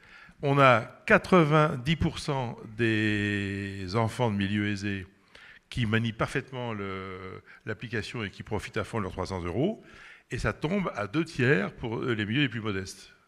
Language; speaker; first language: French; native; French